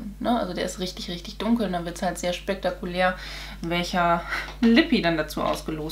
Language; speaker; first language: German; native; German